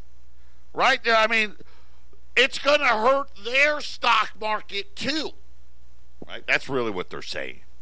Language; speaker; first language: English; native; English